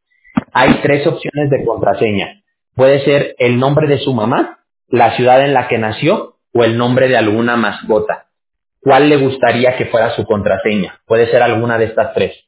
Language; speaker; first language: Spanish; native; Spanish